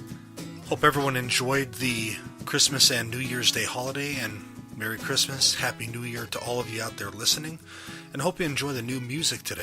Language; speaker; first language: English; native; English